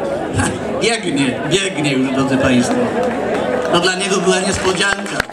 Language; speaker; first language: Polish; native; Polish